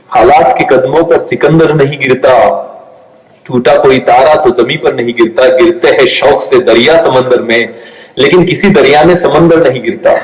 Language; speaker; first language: Hindi; non-native, local second language; Marathi